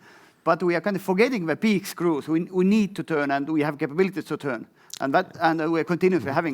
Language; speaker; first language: English; non-native, fluent; Estonian